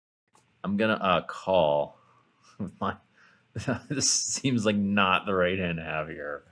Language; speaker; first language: English; native; English